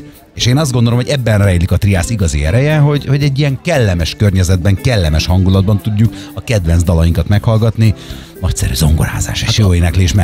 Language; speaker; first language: Hungarian; native; Hungarian